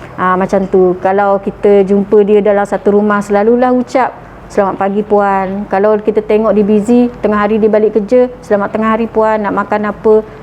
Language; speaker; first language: Malay; native; Malay